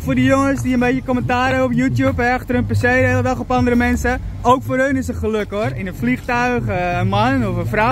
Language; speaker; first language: Dutch; native; Dutch